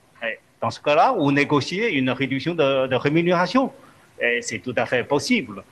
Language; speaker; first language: French; non-native, fluent; Chinese